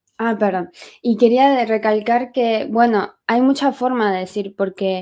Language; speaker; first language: Spanish; non-native, fluent; Chinese